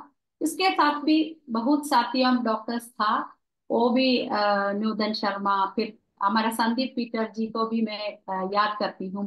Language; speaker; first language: Hindi; non-native, local second language; Malayalam